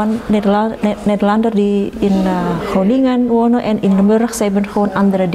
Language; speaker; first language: Dutch; non-native, learner; Indonesian